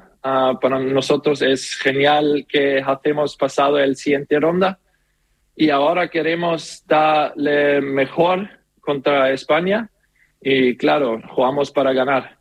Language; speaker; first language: Spanish; non-native, learner; German